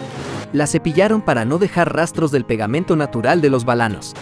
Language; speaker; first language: Spanish; native; Spanish